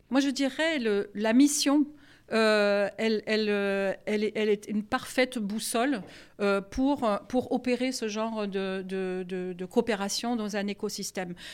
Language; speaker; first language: French; non-native, fluent; German